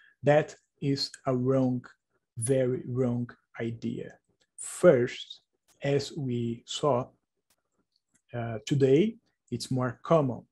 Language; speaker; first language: English; non-native, fluent; Portuguese